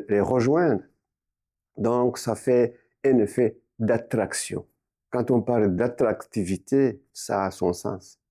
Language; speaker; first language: French; non-native, local second language; Kinyarwanda